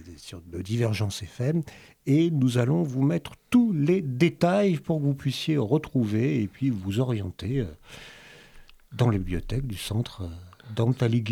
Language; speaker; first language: French; native; French